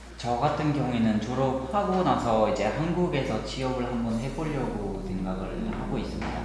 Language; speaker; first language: Korean; non-native, fluent; Uzbek